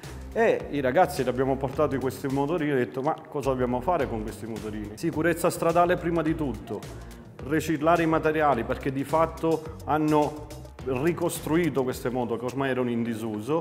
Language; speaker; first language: Italian; native; Italian